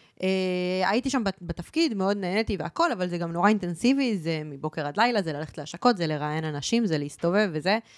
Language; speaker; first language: Hebrew; early bilingual, other home language; Spanish